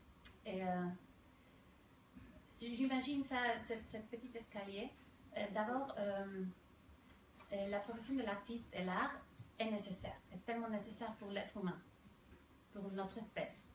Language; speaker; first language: French; non-native, fluent; Spanish